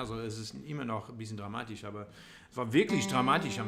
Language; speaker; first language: German; non-native, learner; English